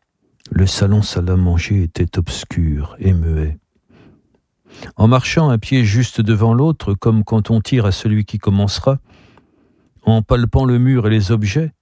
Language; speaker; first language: French; native; French